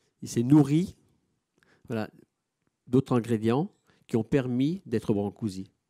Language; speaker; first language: French; non-native, fluent; Italian